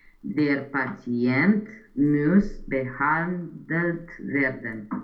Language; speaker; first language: German; non-native, learner; Romanian